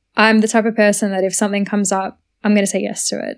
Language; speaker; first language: English; native; English